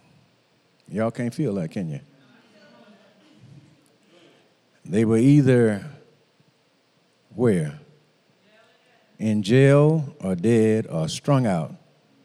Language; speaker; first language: English; native; English